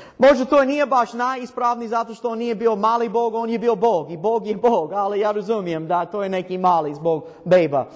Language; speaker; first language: Croatian; non-native, learner; English